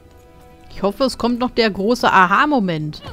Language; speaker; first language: German; native; German